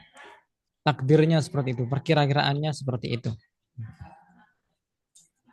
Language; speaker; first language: Indonesian; native; Indonesian